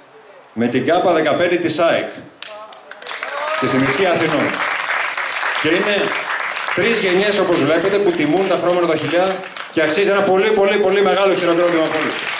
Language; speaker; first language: Greek; native; Greek